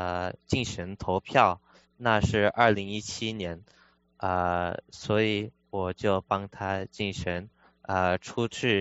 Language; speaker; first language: Chinese; early bilingual, heritage; Chinese